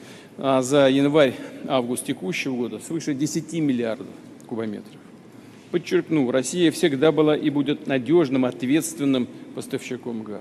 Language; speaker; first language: Russian; native; Russian